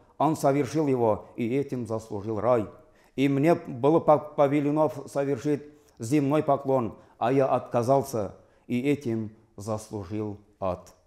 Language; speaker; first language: Russian; non-native, local second language; Tatar